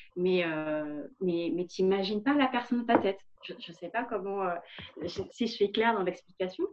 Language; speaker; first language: French; non-native, fluent; Vietnamese